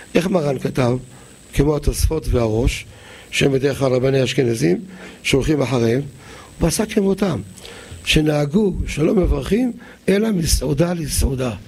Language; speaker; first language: Hebrew; native; Hebrew